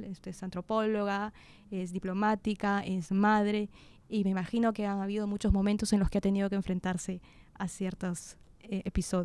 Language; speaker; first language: Spanish; native; Spanish